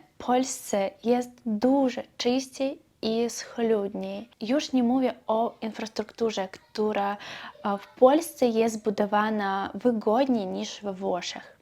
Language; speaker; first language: Polish; non-native, learner; Belarusian